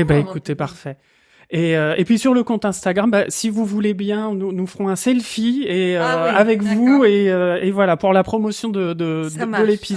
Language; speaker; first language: French; native; French